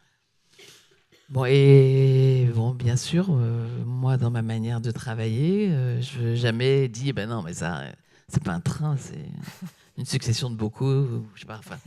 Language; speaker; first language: French; native; French